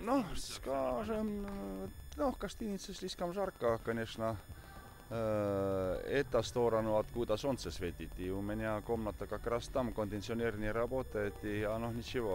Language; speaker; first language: Russian; non-native, fluent; Estonian